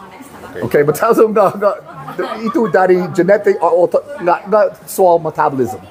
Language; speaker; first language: Indonesian; non-native, fluent; English